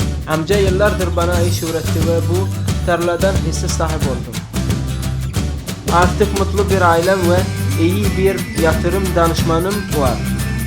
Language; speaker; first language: Turkish; non-native, learner; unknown